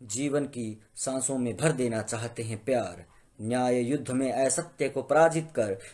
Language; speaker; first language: Hindi; native; Hindi